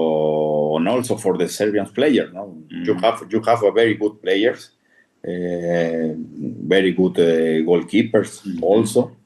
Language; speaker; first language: English; non-native, fluent; Spanish